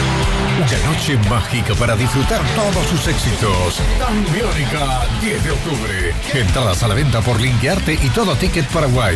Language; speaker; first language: Spanish; native; Spanish